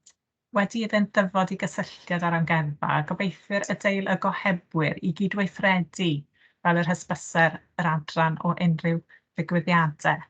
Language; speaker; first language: Welsh; native; Welsh